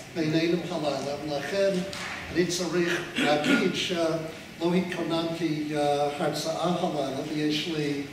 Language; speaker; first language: Hebrew; non-native, fluent; English